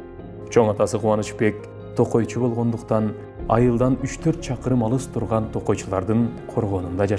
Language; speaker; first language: Kyrgyz; native; Kyrgyz